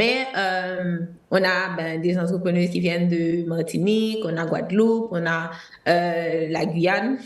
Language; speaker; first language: French; non-native, local second language; Haitian Creole